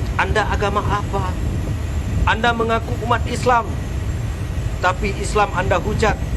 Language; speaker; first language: Malay; non-native, local second language; Achinese